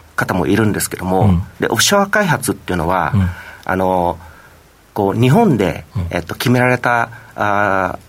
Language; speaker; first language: Japanese; non-native, fluent; Vietnamese